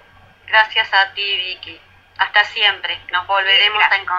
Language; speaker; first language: Spanish; native; Spanish